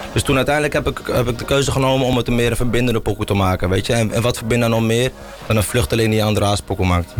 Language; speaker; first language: Dutch; early bilingual, other home language; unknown